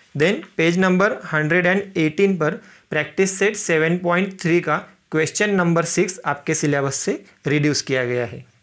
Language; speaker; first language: Hindi; non-native, local second language; Marathi